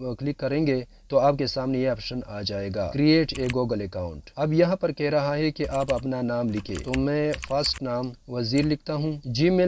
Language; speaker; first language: Urdu; non-native, local second language; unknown